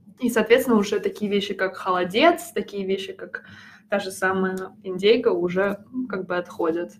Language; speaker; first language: Russian; native; Russian